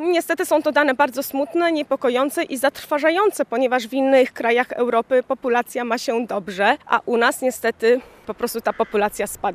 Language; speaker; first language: Polish; native; Polish